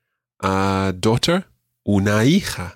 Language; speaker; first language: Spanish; non-native, fluent; English